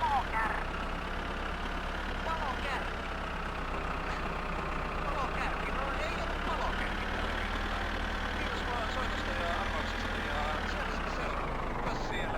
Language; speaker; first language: Finnish; native; Finnish